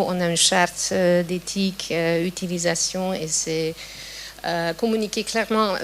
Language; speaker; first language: French; non-native, fluent; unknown